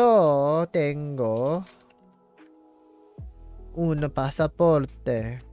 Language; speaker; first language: Spanish; non-native, learner; English